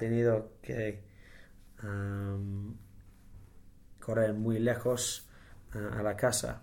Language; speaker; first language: Spanish; non-native, learner; English